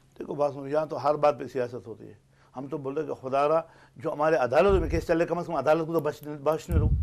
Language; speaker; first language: Urdu; non-native, local second language; Pashto